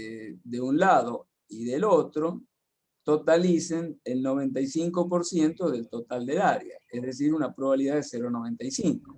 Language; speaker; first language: Spanish; native; Spanish